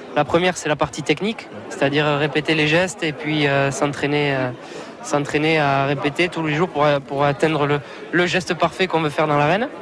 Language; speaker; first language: French; native; French